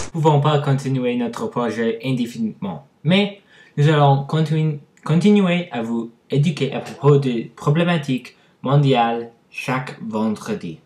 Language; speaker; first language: French; non-native, learner; English